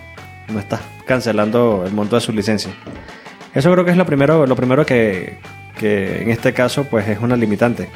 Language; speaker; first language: Spanish; native; Spanish